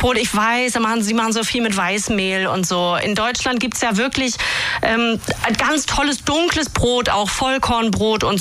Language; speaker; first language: German; native; German